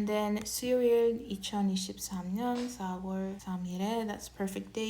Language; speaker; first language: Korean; non-native, learner; English